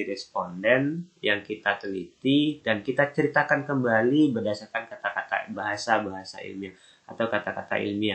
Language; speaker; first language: Indonesian; native; Indonesian